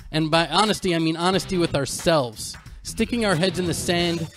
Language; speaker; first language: English; native; English